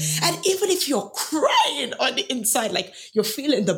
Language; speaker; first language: English; non-native, local second language; Yoruba